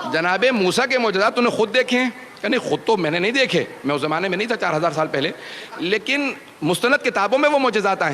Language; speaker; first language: Urdu; native; Urdu